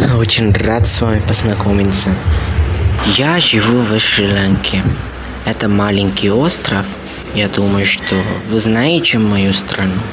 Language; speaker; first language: Russian; non-native, learner; Sinhala